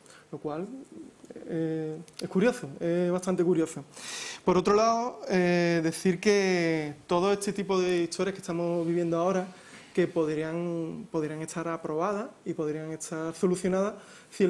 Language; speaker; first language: Spanish; native; Spanish